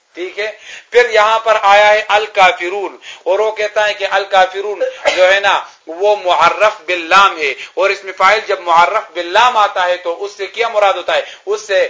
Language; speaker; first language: Urdu; non-native, local second language; Pashto